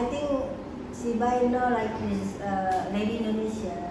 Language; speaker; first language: English; non-native, learner; Indonesian